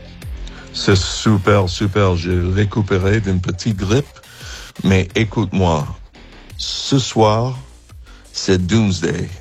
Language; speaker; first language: French; non-native, learner; English